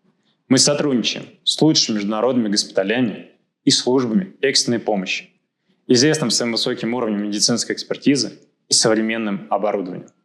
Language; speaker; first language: Russian; native; Russian